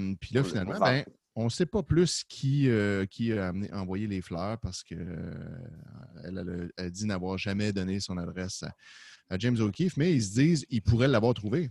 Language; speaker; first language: French; native; French